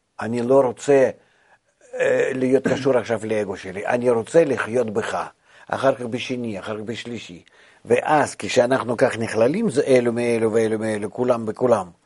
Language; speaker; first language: Hebrew; non-native, fluent; Russian